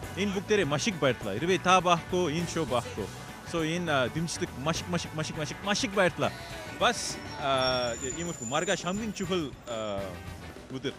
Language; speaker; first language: Mongolian; non-native, learner; English